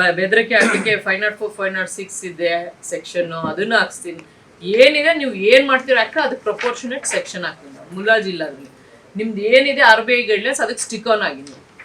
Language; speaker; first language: Kannada; native; Kannada